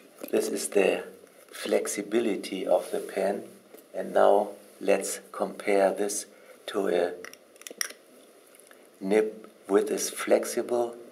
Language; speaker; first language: English; non-native, fluent; German